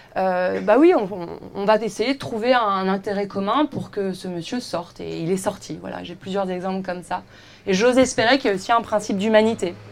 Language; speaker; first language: French; native; French